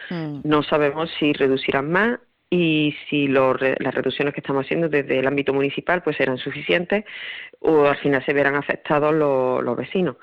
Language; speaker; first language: Spanish; native; Spanish